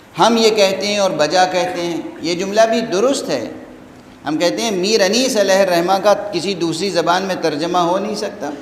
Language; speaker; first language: Urdu; native; Urdu